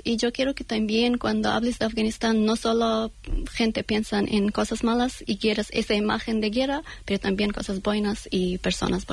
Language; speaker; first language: Spanish; non-native, fluent; Persian